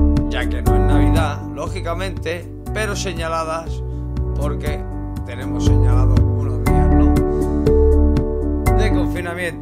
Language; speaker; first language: Spanish; native; Spanish